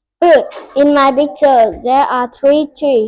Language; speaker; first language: English; non-native, learner; Vietnamese